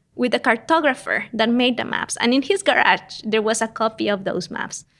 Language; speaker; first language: English; non-native, fluent; Spanish